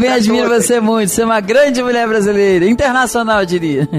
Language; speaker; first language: Portuguese; native; Portuguese